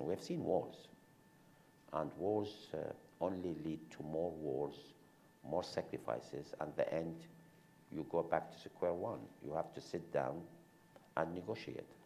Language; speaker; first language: English; non-native, fluent; Arabic